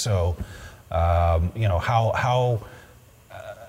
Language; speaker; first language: English; native; English